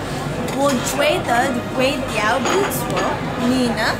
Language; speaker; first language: Chinese; non-native, learner; English